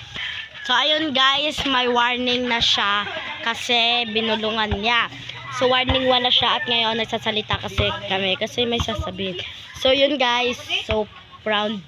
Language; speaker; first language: Filipino; non-native, local second language; Cebuano